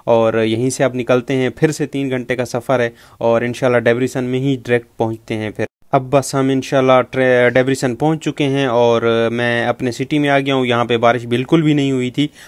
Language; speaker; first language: Urdu; native; Urdu